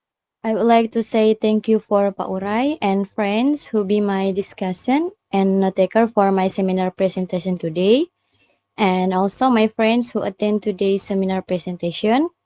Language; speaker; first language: English; non-native, learner; Indonesian